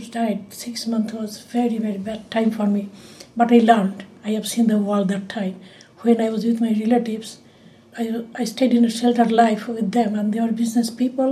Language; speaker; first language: English; non-native, local second language; Bangla